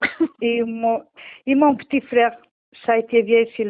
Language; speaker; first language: French; non-native, learner; Portuguese